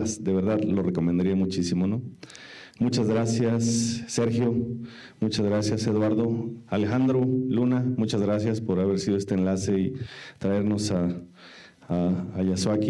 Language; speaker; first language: Spanish; native; Spanish